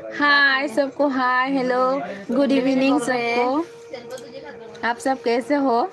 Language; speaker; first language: Hindi; non-native, local second language; Bangla